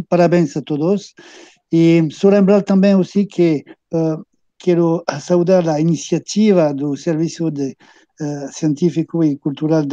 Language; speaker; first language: Portuguese; non-native, fluent; French